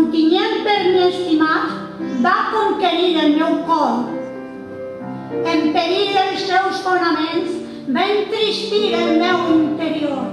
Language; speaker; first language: Catalan; non-native, local second language; Spanish